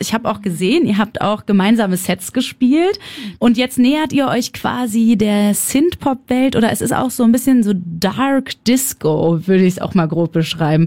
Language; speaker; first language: German; native; German